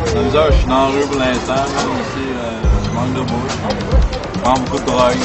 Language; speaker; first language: French; native; French